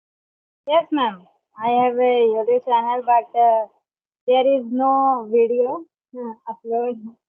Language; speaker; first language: English; non-native, learner; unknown